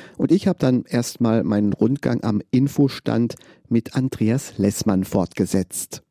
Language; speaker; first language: German; native; German